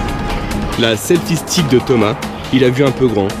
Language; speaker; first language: French; native; French